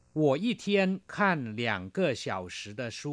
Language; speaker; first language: Chinese; non-native, fluent; Thai